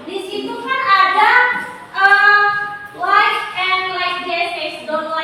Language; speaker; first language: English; non-native, learner; Indonesian